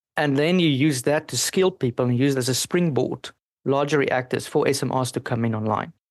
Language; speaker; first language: English; non-native, local second language; Afrikaans